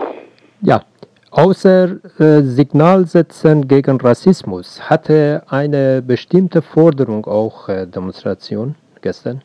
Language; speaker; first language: German; non-native, learner; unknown